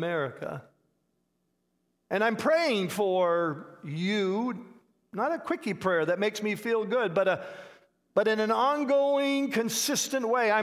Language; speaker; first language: English; native; English